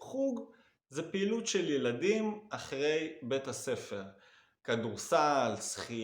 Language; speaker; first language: Hebrew; native; Hebrew